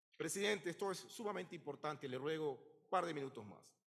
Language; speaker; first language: Spanish; native; Spanish